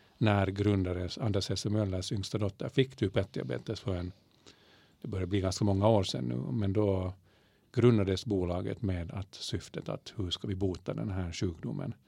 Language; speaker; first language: Swedish; native; Swedish